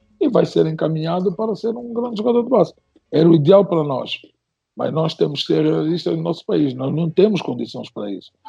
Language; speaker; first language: Portuguese; native; Portuguese